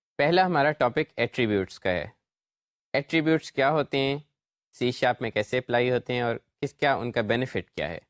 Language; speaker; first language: Urdu; native; Urdu